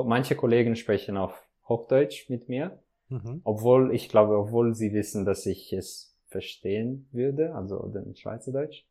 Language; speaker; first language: German; non-native, fluent; Italian